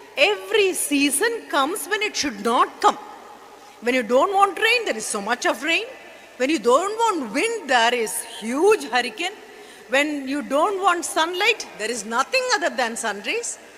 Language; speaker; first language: English; non-native, local second language; Tamil